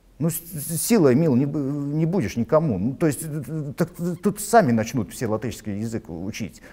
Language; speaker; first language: Russian; non-native, local second language; Latvian